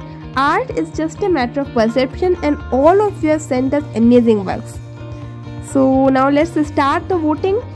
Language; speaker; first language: English; non-native, local second language; Hindi